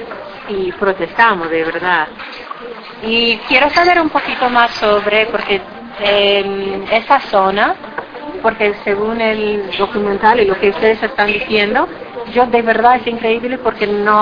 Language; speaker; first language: Spanish; non-native, fluent; English